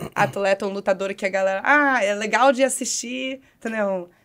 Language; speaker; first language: Portuguese; early bilingual, heritage; English